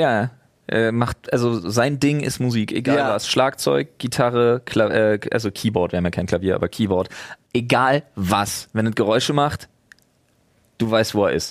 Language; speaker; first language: German; native; German